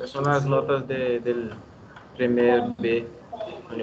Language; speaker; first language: Spanish; non-native, learner; Portuguese